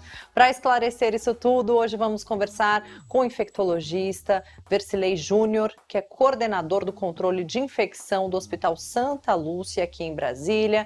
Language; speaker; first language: Portuguese; native; Portuguese